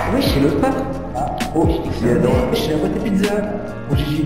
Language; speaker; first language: French; native; French